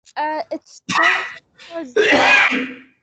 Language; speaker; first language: English; non-native, learner; Arabic